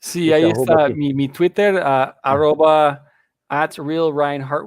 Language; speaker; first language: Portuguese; non-native, learner; English